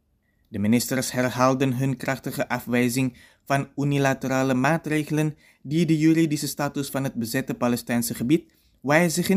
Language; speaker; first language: Dutch; non-native, fluent; Indonesian